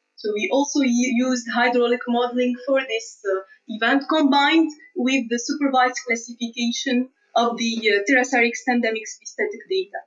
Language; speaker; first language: English; non-native, fluent; Arabic